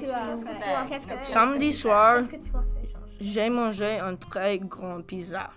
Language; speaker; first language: French; non-native, learner; English